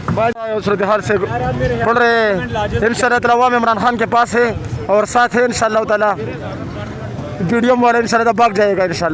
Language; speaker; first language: Hindi; non-native, local second language; Pashto